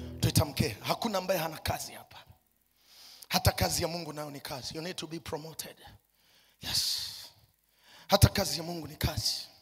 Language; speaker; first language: Swahili; native; Swahili